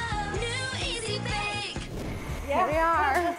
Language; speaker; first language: English; native; English